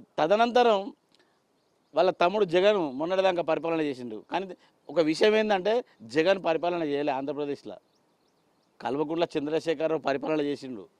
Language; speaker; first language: Telugu; native; Telugu